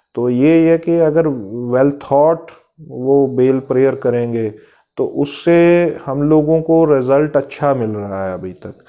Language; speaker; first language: Hindi; non-native, local second language; Punjabi